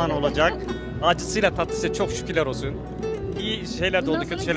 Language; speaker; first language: Turkish; native; Turkish